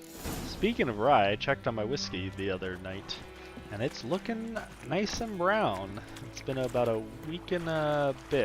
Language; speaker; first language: English; native; English